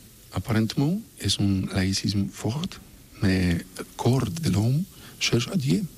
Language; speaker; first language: French; non-native, learner; Polish